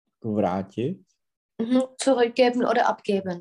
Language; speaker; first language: German; non-native, fluent; Czech